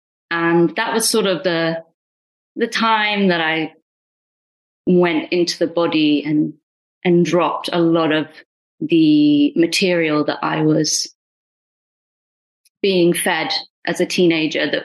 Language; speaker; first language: English; non-native, local second language; Punjabi